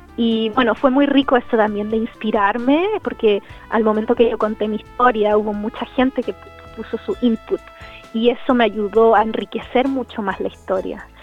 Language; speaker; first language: Spanish; native; Spanish